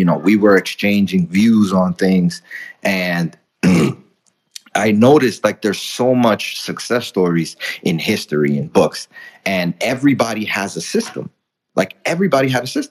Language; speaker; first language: English; early bilingual, other home language; Spanish